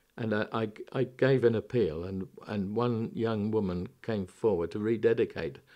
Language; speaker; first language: English; native; English